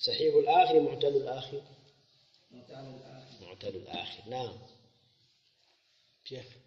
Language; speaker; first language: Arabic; non-native, fluent; Swahili